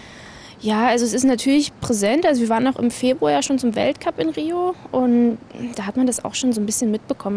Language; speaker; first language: German; native; German